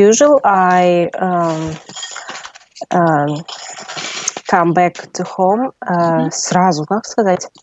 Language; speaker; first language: English; non-native, learner; Russian